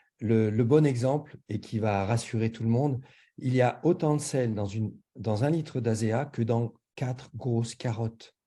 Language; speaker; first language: French; native; French